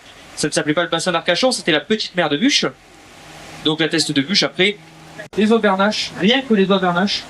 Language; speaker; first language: French; native; French